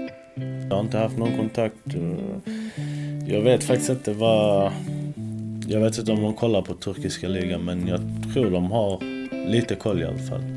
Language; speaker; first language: Swedish; early bilingual, other home language; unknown